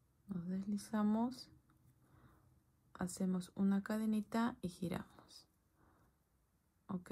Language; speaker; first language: Spanish; native; Spanish